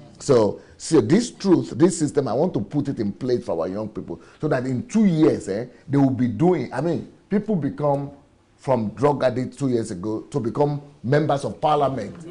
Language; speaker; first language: English; non-native, local second language; Yoruba